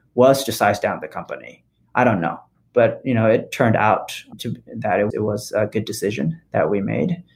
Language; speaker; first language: English; non-native, fluent; Japanese